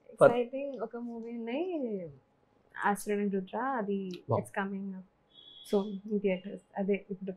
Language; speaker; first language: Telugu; non-native, learner; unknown